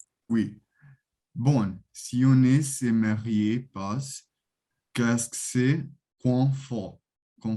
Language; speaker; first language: French; non-native, learner; Portuguese